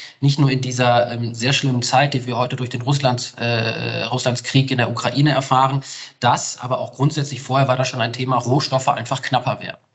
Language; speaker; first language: German; native; German